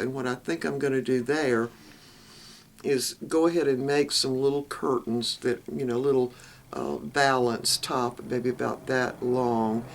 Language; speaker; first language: English; native; English